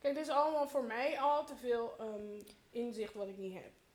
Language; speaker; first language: Dutch; early bilingual, heritage; Dutch